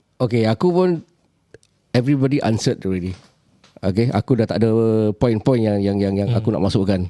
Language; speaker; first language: Malay; native; Malay